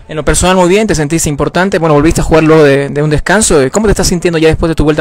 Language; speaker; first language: Spanish; native; Spanish